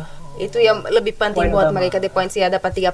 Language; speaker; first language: Indonesian; non-native, fluent; Portuguese